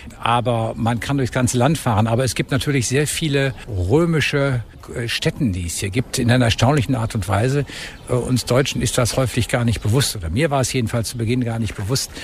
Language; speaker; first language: German; native; German